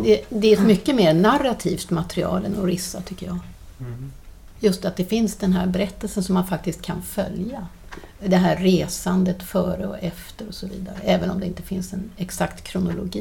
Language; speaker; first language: Swedish; native; Swedish